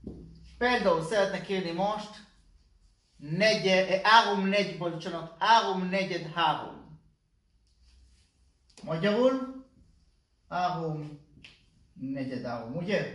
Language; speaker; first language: Hungarian; non-native, learner; Hebrew